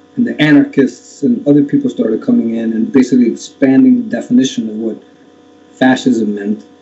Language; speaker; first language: English; native; English